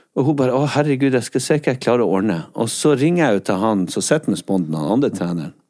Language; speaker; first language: Norwegian; native; Norwegian